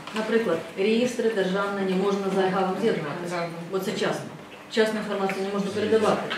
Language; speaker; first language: Ukrainian; non-native, fluent; Estonian